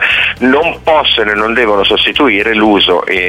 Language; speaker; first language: Italian; native; Italian